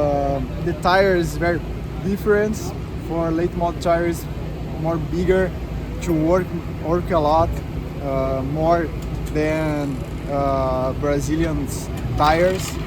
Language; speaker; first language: English; non-native, learner; Portuguese